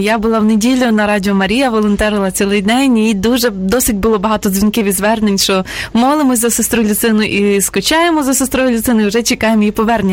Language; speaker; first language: Ukrainian; native; Ukrainian